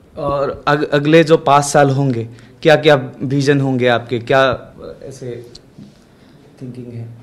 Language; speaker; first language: Hindi; non-native, local second language; Assamese